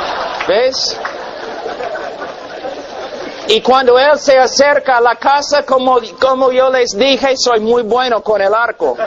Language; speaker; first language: Spanish; non-native, fluent; English